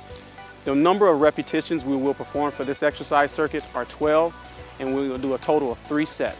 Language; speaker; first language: English; native; English